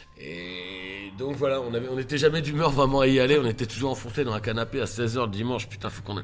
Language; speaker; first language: French; native; French